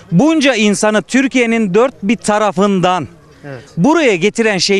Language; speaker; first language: Turkish; native; Turkish